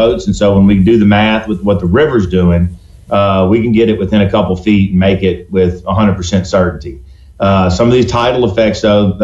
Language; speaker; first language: English; native; English